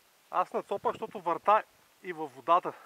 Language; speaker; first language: Bulgarian; native; Bulgarian